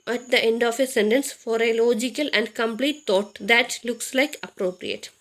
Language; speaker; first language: English; non-native, local second language; Malayalam